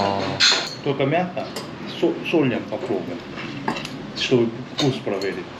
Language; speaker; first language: Russian; non-native, learner; Korean